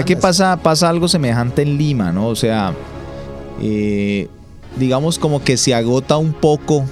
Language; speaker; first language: Spanish; native; Spanish